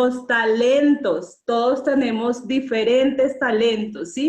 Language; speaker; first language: Spanish; native; Spanish